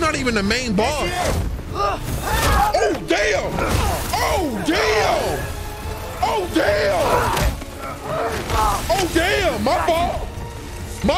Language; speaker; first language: English; native; English